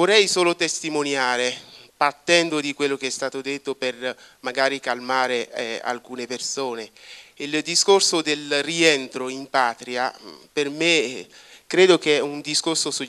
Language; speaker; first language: Italian; non-native, fluent; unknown